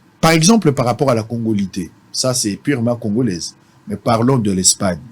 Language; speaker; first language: French; non-native, local second language; Lingala